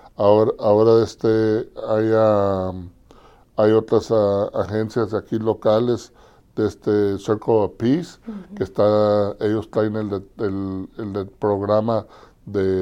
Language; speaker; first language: Spanish; native; Spanish